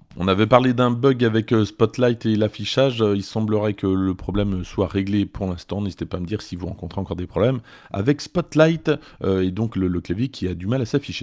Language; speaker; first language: French; native; French